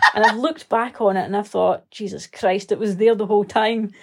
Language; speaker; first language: English; native; English